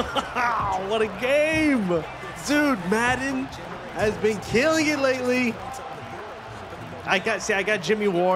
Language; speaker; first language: English; native; English